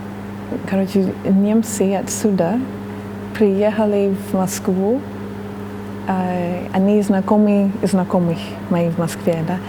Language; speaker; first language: Russian; non-native, fluent; English